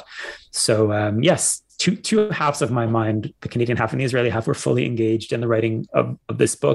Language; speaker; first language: English; native; English